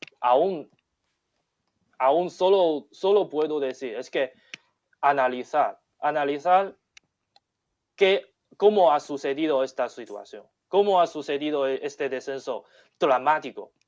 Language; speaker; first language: Spanish; non-native, learner; Chinese